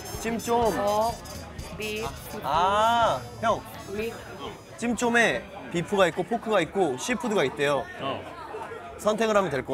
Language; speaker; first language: Korean; native; Korean